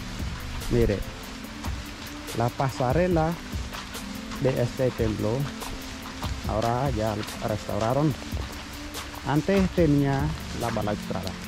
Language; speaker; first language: Spanish; non-native, learner; Khmer